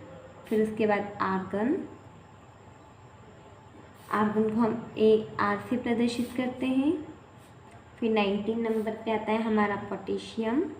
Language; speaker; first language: Hindi; native; Hindi